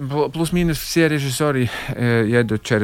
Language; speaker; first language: Russian; non-native, local second language; Latvian